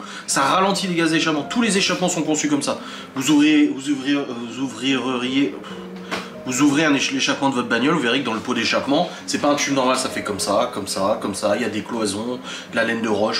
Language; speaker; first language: French; native; French